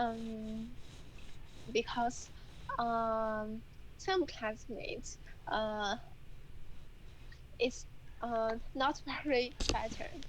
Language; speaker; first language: English; non-native, learner; Chinese